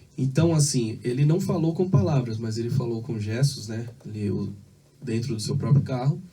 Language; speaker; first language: Portuguese; native; Portuguese